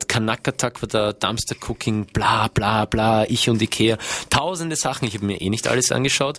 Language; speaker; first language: German; native; German